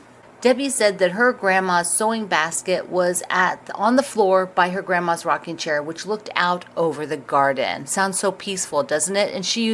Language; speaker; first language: English; native; English